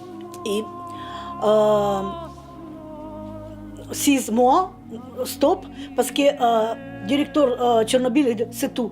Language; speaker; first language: French; non-native, learner; Russian